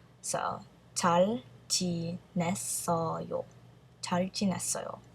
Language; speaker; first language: Korean; early bilingual, heritage; Korean